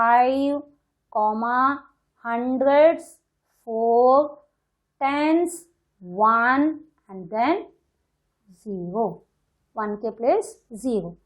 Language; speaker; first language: Hindi; non-native, local second language; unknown